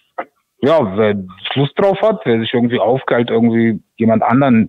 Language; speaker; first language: German; native; German